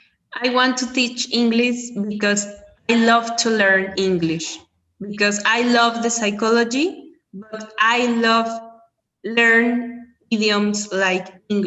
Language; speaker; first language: English; non-native, learner; Spanish